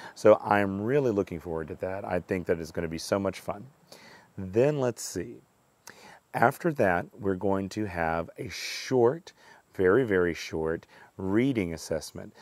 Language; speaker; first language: English; native; English